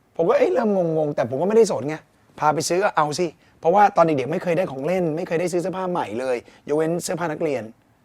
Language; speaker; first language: Thai; native; Thai